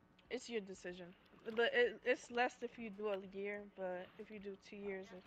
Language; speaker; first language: English; early bilingual, other home language; Spanish